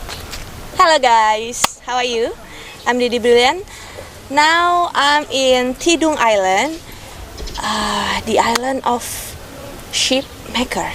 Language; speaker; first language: English; non-native, local second language; Indonesian